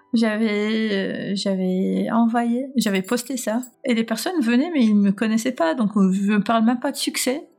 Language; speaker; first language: French; non-native, local second language; Arabic